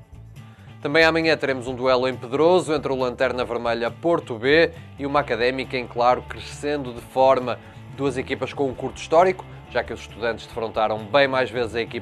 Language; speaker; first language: Portuguese; native; Portuguese